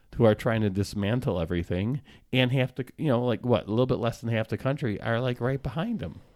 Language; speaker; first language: English; native; English